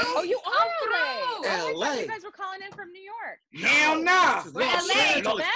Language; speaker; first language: English; native; English